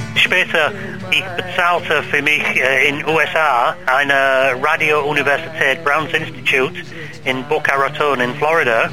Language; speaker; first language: German; non-native, learner; English